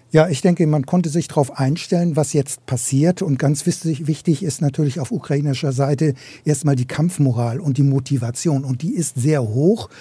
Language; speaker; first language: German; native; German